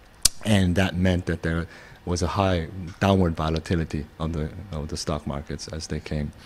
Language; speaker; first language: English; non-native, fluent; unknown